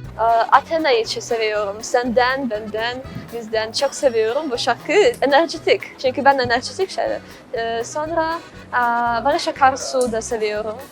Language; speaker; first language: Turkish; non-native, learner; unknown